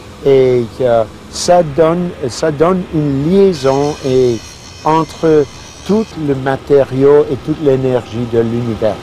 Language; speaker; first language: French; non-native, fluent; English